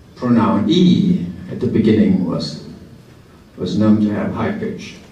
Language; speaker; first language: English; non-native, fluent; Korean